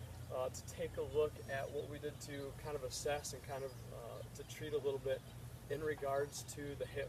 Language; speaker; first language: English; native; English